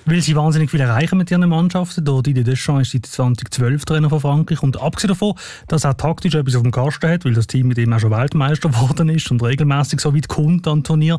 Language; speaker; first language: German; native; German